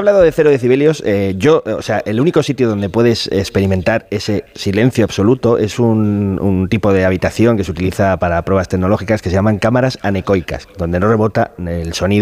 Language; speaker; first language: Spanish; native; Spanish